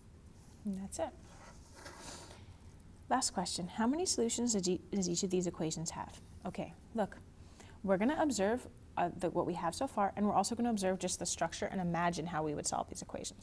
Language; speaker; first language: English; native; English